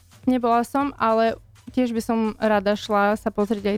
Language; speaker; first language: Slovak; native; Slovak